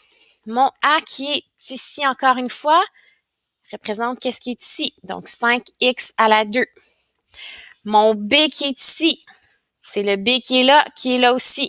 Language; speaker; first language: French; native; French